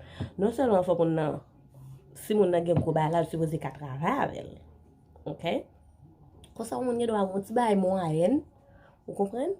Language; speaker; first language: French; non-native, learner; Haitian Creole